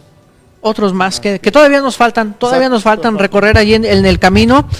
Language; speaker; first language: Spanish; native; Spanish